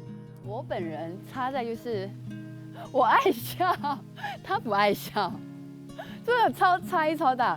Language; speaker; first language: Chinese; native; Chinese